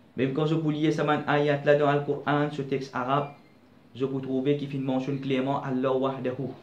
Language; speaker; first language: French; non-native, local second language; Morisyen